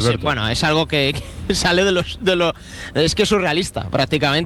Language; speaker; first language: Spanish; native; Spanish